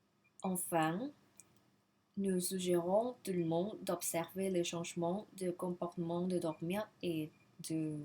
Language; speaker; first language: French; non-native, learner; Thai